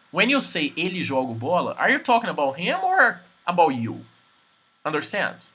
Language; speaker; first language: English; non-native, fluent; Portuguese